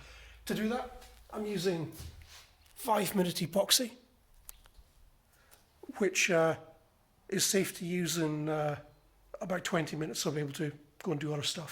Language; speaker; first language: English; native; English